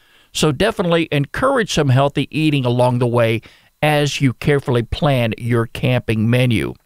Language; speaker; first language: English; native; English